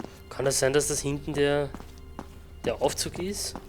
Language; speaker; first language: German; native; German